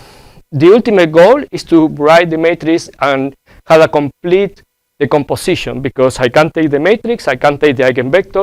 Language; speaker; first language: English; non-native, fluent; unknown